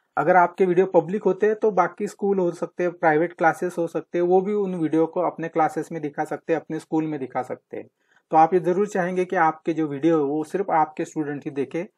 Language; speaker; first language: Hindi; non-native, local second language; Marathi